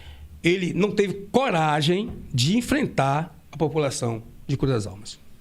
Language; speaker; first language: Portuguese; native; Portuguese